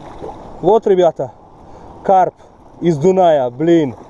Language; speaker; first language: Russian; early bilingual, heritage; Russian